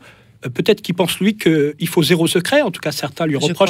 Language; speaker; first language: French; native; French